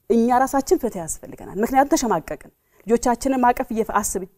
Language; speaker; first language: Amharic; native; Amharic